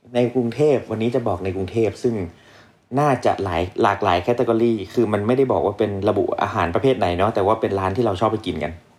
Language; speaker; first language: Thai; native; Thai